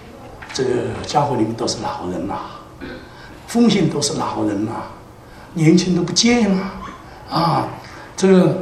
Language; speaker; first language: Chinese; native; Chinese